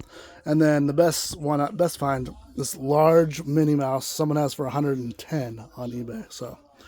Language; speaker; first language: English; native; English